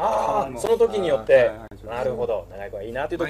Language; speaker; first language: Japanese; native; Japanese